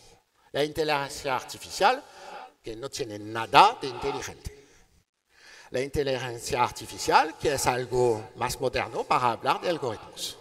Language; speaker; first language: Spanish; non-native, learner; French